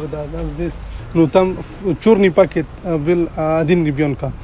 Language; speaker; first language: Russian; non-native, local second language; Kyrgyz